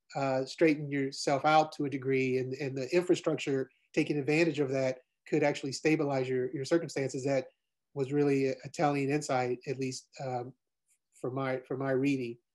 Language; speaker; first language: English; native; English